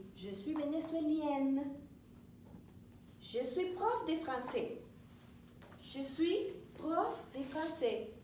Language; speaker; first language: French; non-native, fluent; Spanish